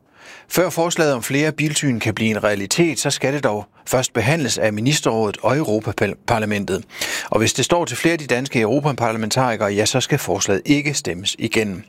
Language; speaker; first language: Danish; native; Danish